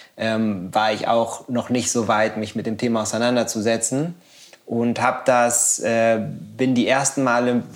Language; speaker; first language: German; non-native, fluent; Spanish